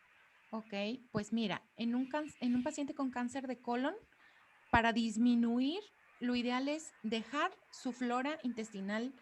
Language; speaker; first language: Spanish; native; Spanish